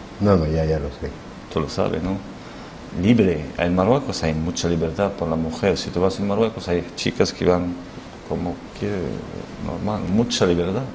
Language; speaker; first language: Spanish; non-native, learner; Arabic